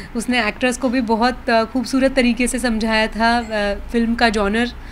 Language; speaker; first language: Hindi; non-native, local second language; Marathi